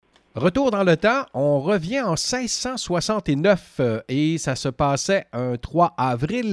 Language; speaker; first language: French; native; French